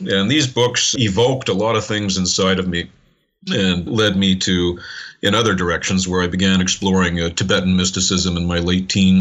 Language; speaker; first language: English; native; English